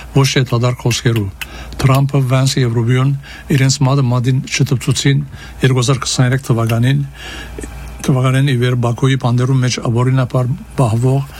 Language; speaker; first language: Armenian; early bilingual, heritage; Armenian